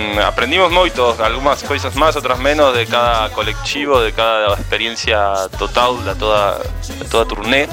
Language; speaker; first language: Portuguese; non-native, fluent; Spanish